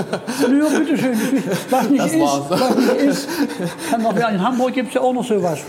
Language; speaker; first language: German; native; German